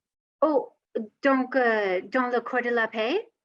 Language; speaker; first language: French; non-native, learner; English